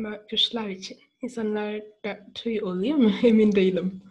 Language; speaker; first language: Turkish; non-native, fluent; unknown